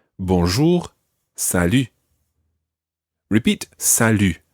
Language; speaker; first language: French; non-native, fluent; English